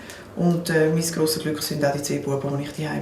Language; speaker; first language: German; native; German